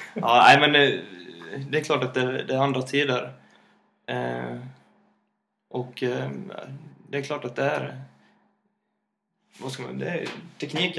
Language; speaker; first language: Swedish; native; Swedish